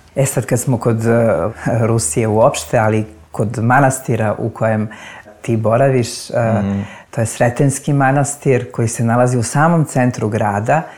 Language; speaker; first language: Serbian; native; Serbian